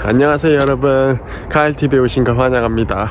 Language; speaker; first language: Korean; native; Korean